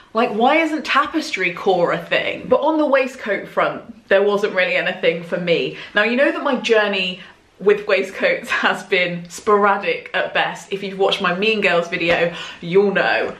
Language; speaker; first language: English; native; English